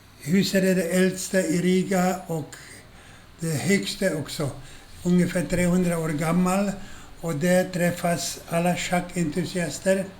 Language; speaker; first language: Swedish; non-native, fluent; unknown